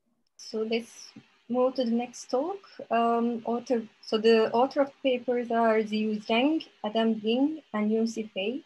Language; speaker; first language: English; non-native, fluent; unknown